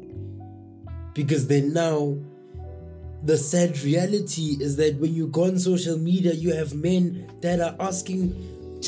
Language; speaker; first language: English; non-native, local second language; Southern Sotho